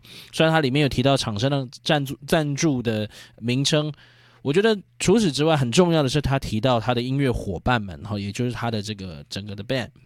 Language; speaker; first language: Chinese; native; Chinese